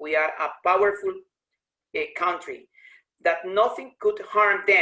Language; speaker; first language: English; non-native, learner; Spanish